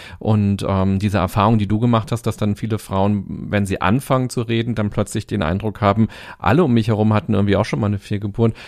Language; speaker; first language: German; native; German